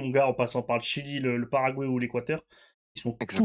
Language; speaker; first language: French; native; French